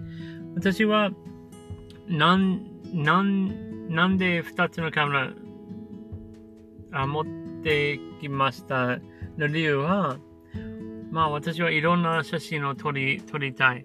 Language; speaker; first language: Japanese; non-native, learner; English